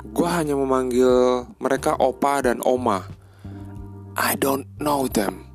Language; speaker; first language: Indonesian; native; Indonesian